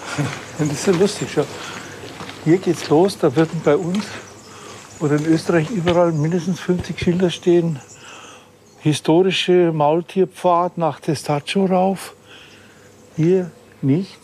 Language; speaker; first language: German; native; German